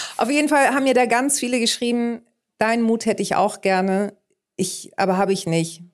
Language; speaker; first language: German; early bilingual, other home language; Greek